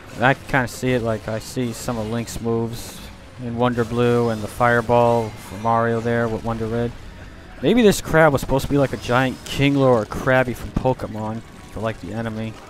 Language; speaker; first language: English; native; English